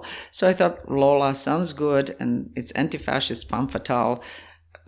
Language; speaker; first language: English; non-native, fluent; Croatian